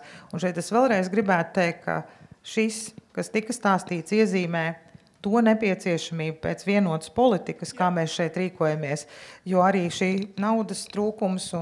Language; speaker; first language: Latvian; native; Latvian